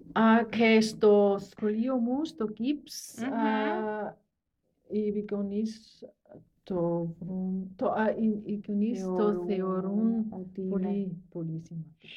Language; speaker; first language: Greek; non-native, learner; German